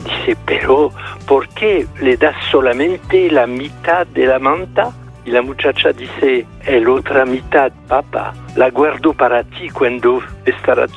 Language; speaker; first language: Spanish; non-native, fluent; French